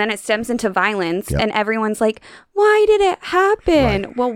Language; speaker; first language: English; native; English